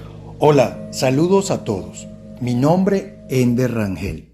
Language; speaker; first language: Spanish; native; Spanish